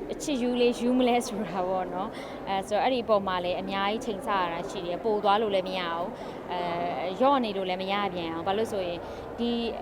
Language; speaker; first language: Burmese; native; Burmese